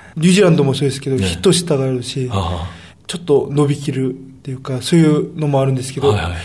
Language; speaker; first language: Japanese; early bilingual, other home language; Korean